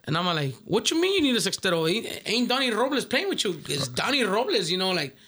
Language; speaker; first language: English; early bilingual, other home language; Spanish